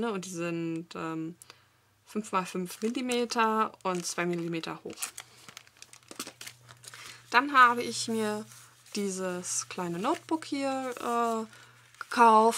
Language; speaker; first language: German; native; German